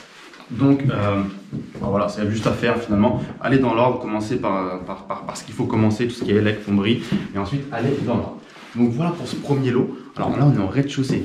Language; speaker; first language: French; native; French